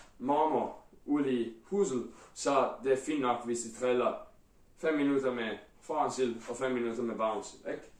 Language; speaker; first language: Danish; non-native, fluent; Spanish